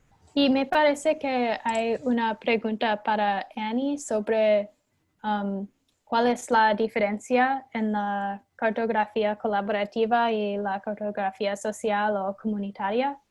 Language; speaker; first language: Spanish; non-native, fluent; English